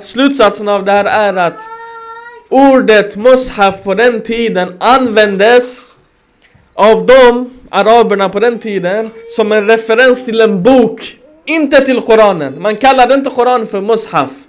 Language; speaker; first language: Swedish; early bilingual, other home language; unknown